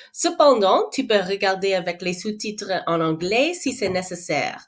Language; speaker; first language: French; non-native, fluent; English